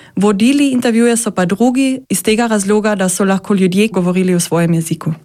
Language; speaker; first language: Slovenian; native; Slovenian